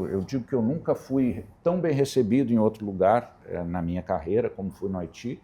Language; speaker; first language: Portuguese; native; Portuguese